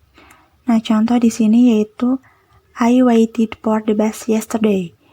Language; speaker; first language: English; non-native, learner; Indonesian